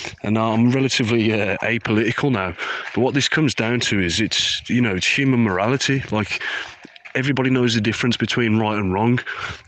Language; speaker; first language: English; native; English